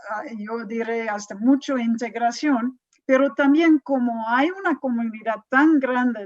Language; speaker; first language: Spanish; non-native, fluent; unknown